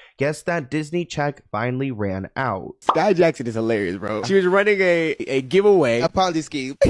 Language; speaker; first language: English; native; English